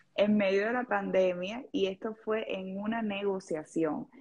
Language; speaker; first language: Spanish; native; Spanish